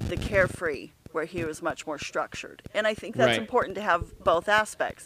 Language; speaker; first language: English; native; English